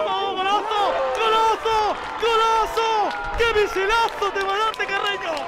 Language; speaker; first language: Spanish; native; Spanish